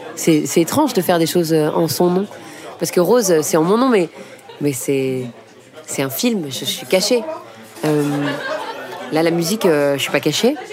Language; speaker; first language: French; native; French